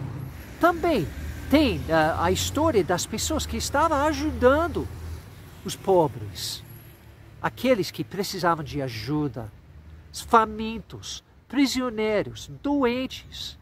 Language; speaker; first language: Portuguese; non-native, fluent; English